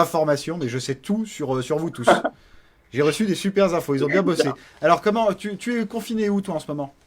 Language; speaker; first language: French; native; French